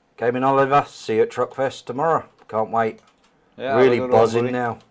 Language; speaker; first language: English; native; English